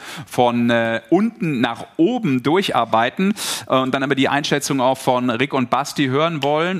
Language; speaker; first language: German; native; German